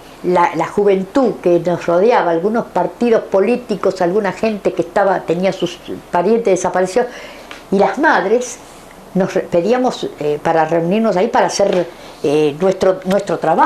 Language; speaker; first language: Spanish; native; Spanish